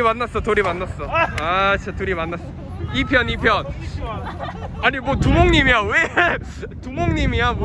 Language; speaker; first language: Korean; non-native, fluent; Russian